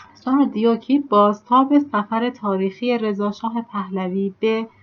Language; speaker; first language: Turkish; non-native, fluent; Persian